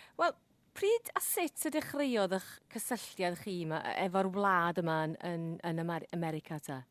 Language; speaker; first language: Welsh; native; Welsh